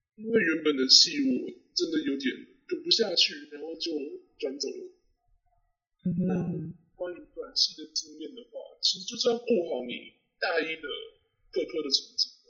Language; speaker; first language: Chinese; native; Chinese